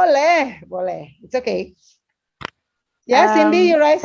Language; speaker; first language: English; non-native, learner; Indonesian